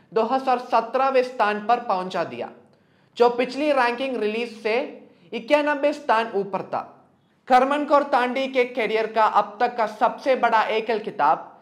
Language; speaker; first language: Hindi; non-native, local second language; Malayalam